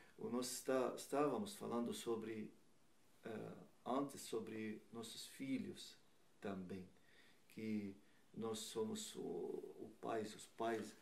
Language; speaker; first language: Portuguese; non-native, learner; Arabic